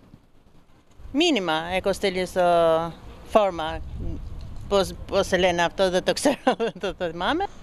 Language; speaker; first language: Greek; non-native, learner; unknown